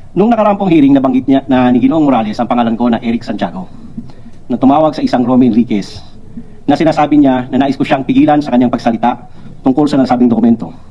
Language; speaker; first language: Filipino; non-native, local second language; Cebuano